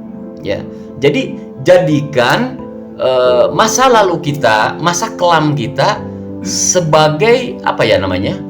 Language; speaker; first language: Indonesian; native; Indonesian